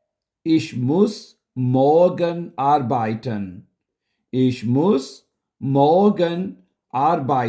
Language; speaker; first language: German; non-native, local second language; Urdu